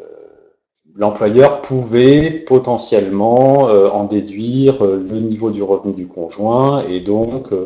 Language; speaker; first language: French; native; French